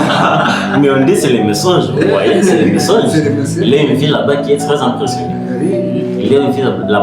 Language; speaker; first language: French; non-native, learner; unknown